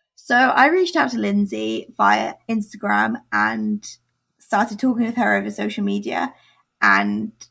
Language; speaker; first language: English; native; English